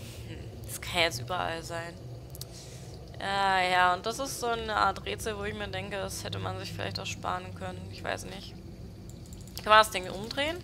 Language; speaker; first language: German; native; German